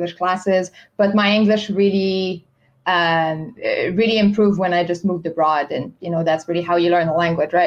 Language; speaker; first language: English; non-native, fluent; French